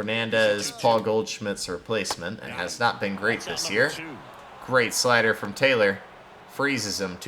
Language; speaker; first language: English; native; English